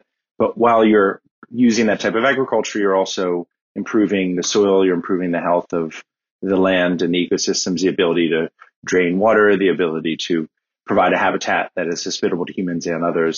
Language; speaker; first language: English; native; English